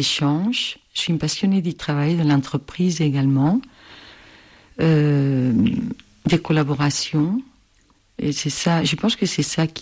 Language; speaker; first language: French; non-native, fluent; Spanish